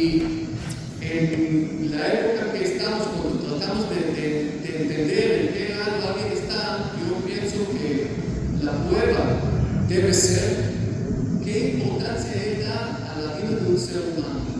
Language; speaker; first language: Spanish; non-native, fluent; Hebrew